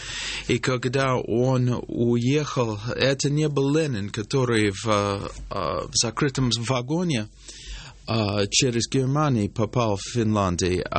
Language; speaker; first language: Russian; non-native, fluent; English